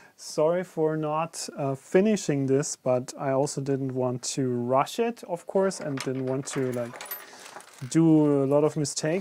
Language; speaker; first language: English; non-native, fluent; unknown